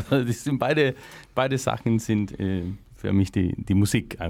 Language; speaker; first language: German; non-native, fluent; Spanish